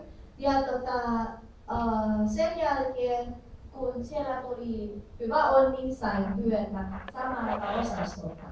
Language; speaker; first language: Finnish; non-native, learner; Filipino